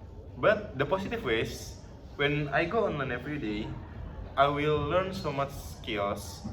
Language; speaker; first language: English; non-native, learner; Indonesian